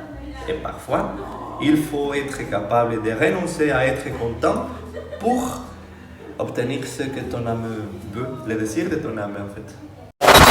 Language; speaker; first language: French; non-native, fluent; Spanish